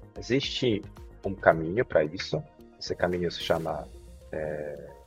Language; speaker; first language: Portuguese; non-native, fluent; Polish